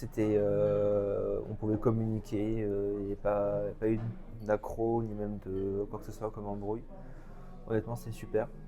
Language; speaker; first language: French; native; French